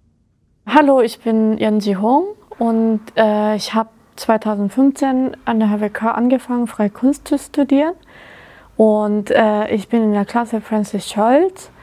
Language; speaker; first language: German; non-native, fluent; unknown